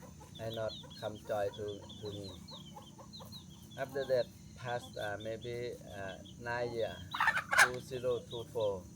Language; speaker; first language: English; non-native, learner; Thai